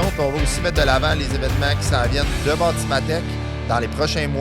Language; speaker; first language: French; native; French